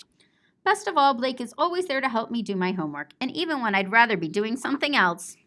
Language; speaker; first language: English; native; English